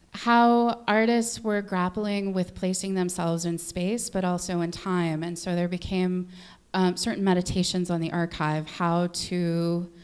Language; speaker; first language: English; native; English